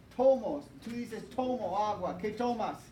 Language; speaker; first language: Spanish; non-native, fluent; English